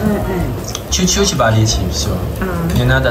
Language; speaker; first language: Russian; non-native, learner; Chinese